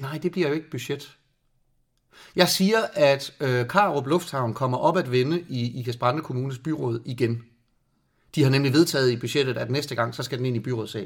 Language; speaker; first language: Danish; native; Danish